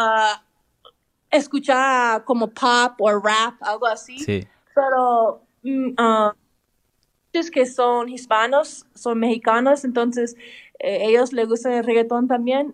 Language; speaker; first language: Spanish; early bilingual, heritage; English